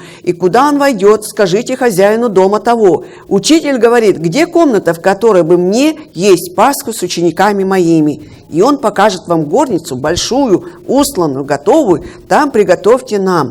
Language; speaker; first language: Russian; native; Russian